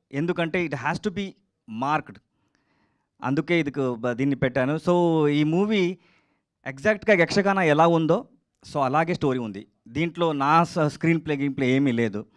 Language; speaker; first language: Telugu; non-native, learner; Kannada